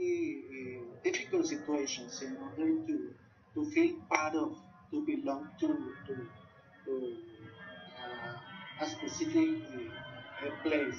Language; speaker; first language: English; non-native, learner; Spanish